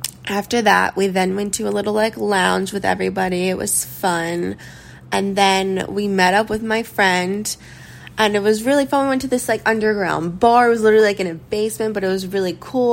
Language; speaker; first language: English; native; English